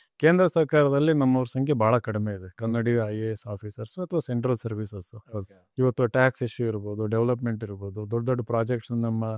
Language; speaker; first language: Kannada; native; Kannada